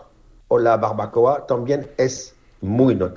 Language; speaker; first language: Spanish; non-native, fluent; French